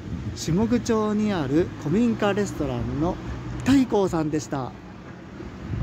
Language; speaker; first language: Japanese; native; Japanese